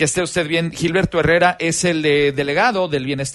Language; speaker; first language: Spanish; native; Spanish